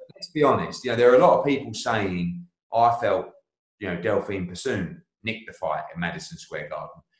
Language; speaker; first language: English; native; English